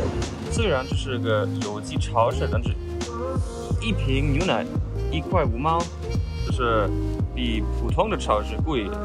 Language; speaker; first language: Chinese; non-native, fluent; German